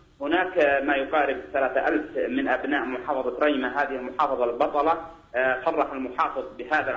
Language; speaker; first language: Arabic; native; Arabic